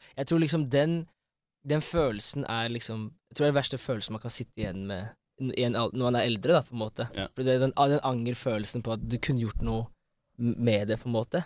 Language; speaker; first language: Norwegian; early bilingual, other home language; Amharic